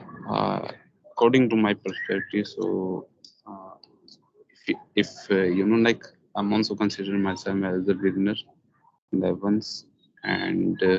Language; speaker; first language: English; non-native, learner; Hindi